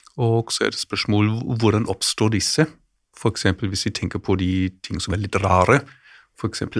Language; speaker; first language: Norwegian; non-native, fluent; German